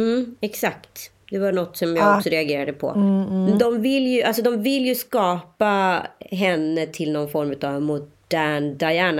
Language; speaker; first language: Swedish; native; Swedish